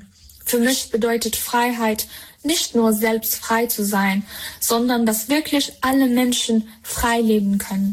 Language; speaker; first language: German; non-native, fluent; Persian